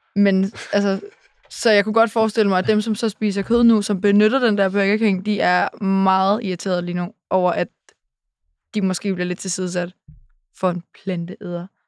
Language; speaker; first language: Danish; native; Danish